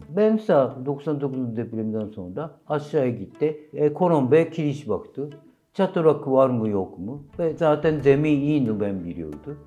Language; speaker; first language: Turkish; non-native, fluent; Japanese